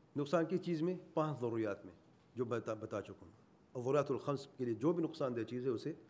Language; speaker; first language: Urdu; native; Urdu